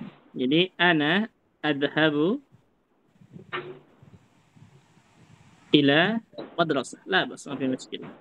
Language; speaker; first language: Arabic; non-native, fluent; Indonesian